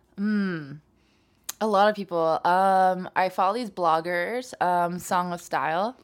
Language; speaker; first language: English; native; English